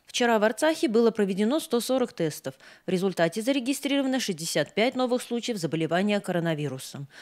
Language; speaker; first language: Russian; non-native, local second language; Armenian